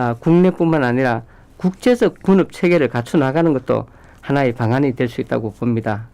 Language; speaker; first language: Korean; native; Korean